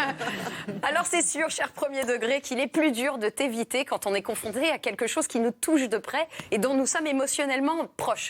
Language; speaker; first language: French; native; French